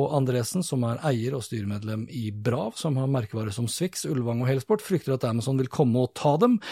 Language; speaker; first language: Norwegian; native; Norwegian